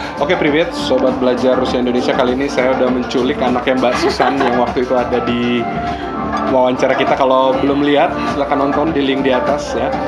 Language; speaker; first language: Indonesian; native; Indonesian